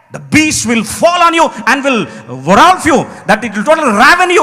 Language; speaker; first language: English; non-native, local second language; Telugu